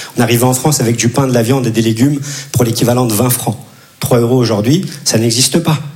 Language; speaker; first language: French; early bilingual, other home language; Turkish